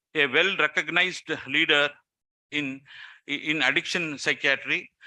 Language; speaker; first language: English; non-native, local second language; Kannada